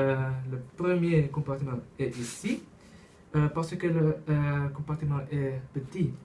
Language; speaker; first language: French; non-native, learner; Dutch